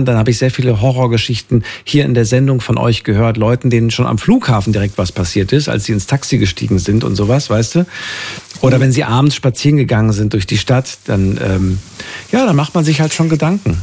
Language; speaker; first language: German; native; German